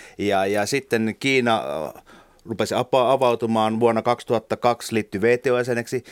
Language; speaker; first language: Finnish; native; Finnish